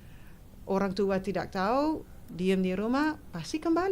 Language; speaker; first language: Indonesian; non-native, fluent; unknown